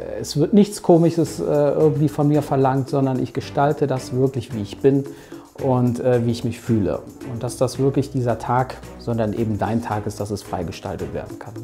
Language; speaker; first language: German; early bilingual, other home language; Spanish